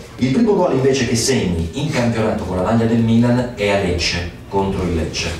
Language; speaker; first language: Italian; native; Italian